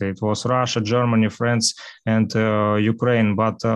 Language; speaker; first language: English; non-native, learner; Russian